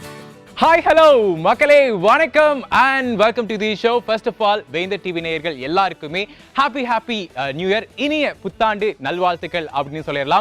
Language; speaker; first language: Tamil; native; Tamil